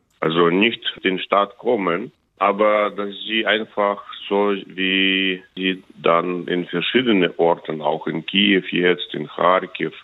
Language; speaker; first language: German; non-native, learner; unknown